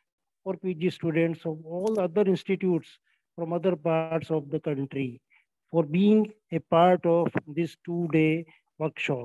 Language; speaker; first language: English; non-native, local second language; Hindi